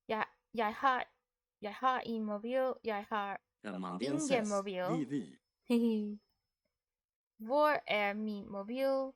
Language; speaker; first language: Danish; non-native, learner; English